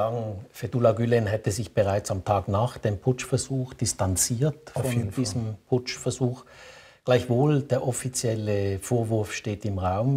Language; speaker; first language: German; native; German